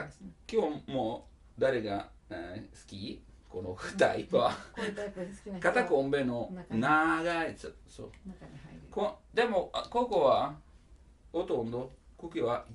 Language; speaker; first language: Japanese; non-native, learner; Italian